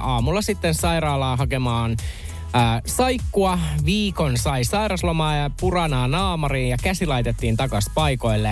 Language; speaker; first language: Finnish; native; Finnish